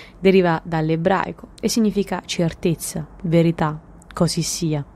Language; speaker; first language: Italian; native; Italian